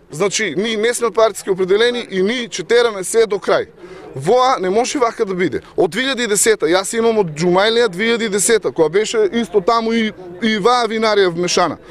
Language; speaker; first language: Macedonian; native; Macedonian